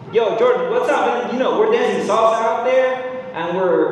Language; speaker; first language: English; non-native, fluent; Spanish